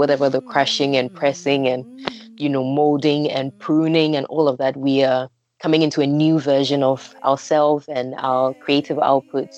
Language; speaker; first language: English; non-native, local second language; Akan